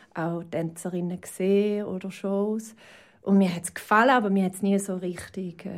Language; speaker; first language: German; native; German